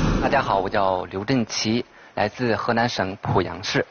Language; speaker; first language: Chinese; native; Chinese